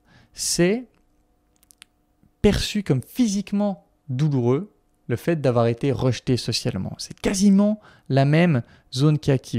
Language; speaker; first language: French; native; French